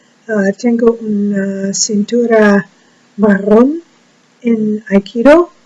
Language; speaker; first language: Spanish; non-native, learner; English